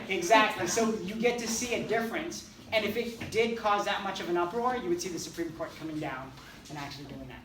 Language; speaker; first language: English; native; English